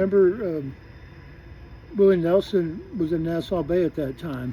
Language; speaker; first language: English; native; English